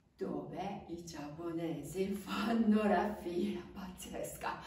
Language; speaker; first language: Italian; non-native, fluent; Japanese